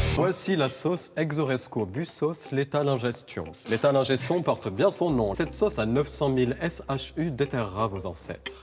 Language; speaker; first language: French; native; French